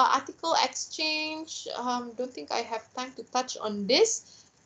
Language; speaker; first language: English; non-native, local second language; Malay